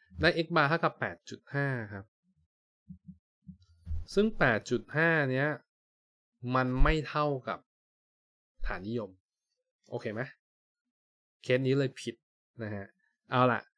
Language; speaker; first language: Thai; native; Thai